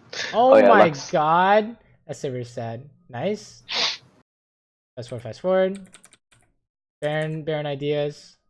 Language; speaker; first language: English; native; English